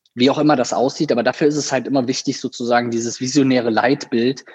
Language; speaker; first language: German; native; German